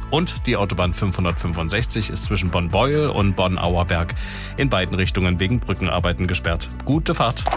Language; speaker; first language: German; native; German